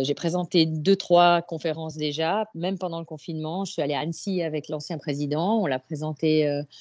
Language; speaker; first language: French; native; French